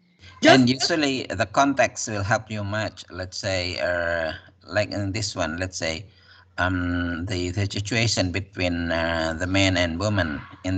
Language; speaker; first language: English; non-native, fluent; Indonesian